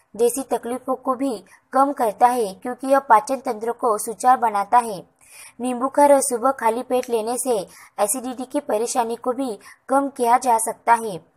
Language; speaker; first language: Hindi; non-native, local second language; Marathi